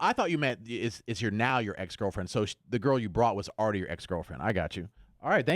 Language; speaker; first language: English; native; English